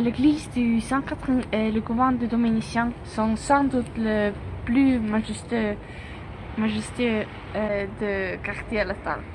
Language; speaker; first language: French; non-native, learner; Estonian